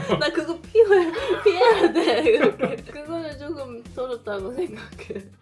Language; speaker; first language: Korean; non-native, fluent; Dutch